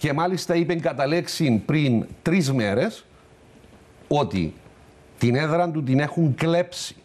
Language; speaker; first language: Greek; native; Greek